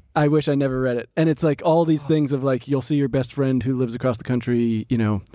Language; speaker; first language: English; early bilingual, other home language; Greek